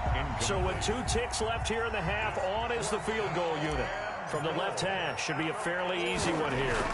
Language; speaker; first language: English; native; English